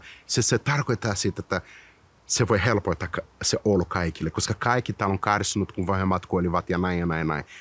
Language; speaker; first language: Finnish; non-native, fluent; Portuguese